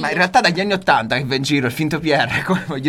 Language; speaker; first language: Italian; native; Italian